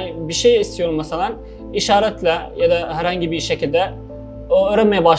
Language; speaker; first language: Turkish; non-native, fluent; Arabic